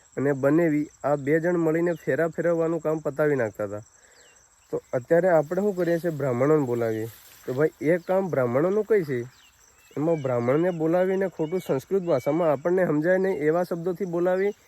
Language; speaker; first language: Gujarati; native; Gujarati